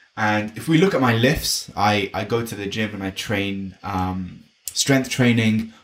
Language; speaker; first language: English; native; English